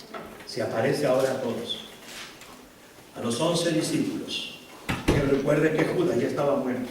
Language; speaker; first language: Spanish; native; Spanish